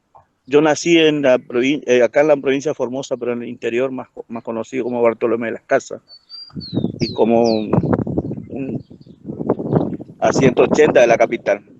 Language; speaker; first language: Spanish; non-native, local second language; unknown